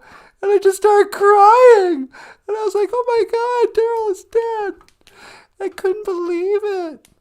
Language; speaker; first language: English; native; English